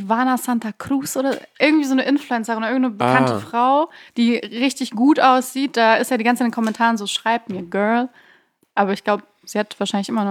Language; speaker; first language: German; early bilingual, other home language; Persian